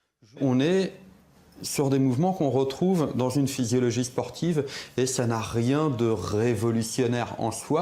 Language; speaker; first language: French; native; French